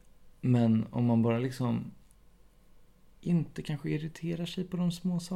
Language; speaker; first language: Swedish; native; Swedish